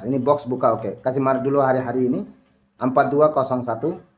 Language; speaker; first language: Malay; non-native, learner; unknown